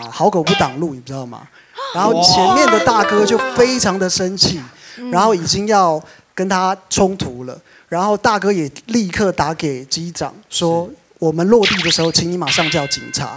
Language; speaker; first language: Chinese; native; Chinese